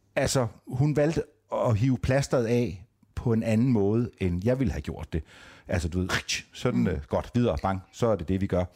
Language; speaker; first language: Danish; native; Danish